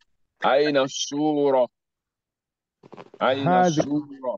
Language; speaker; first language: Arabic; non-native, learner; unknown